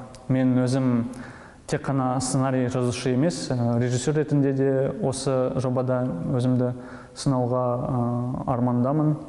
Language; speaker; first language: Kazakh; non-native, local second language; Russian